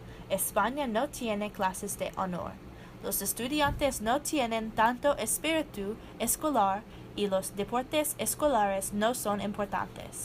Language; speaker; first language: Spanish; non-native, learner; English